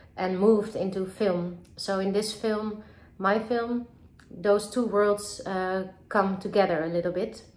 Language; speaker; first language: English; non-native, fluent; Dutch